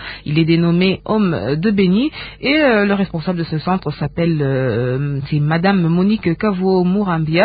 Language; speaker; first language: French; non-native, local second language; Lingala